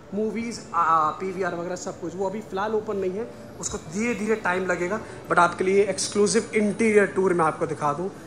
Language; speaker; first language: Hindi; non-native, local second language; Marathi